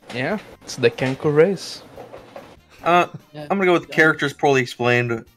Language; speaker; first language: English; native; English